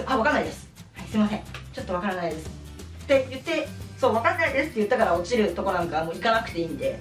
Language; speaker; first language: Japanese; native; Japanese